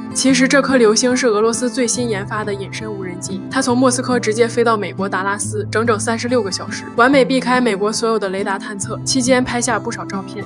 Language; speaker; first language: Chinese; native; Chinese